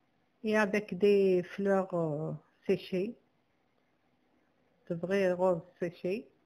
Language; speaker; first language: French; non-native, local second language; Arabic